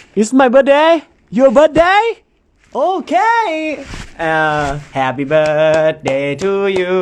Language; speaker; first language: English; non-native, learner; Thai